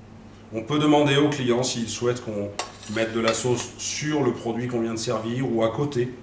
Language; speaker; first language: French; native; French